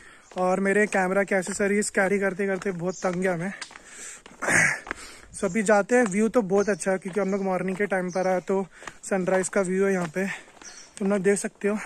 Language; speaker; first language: Hindi; native; Hindi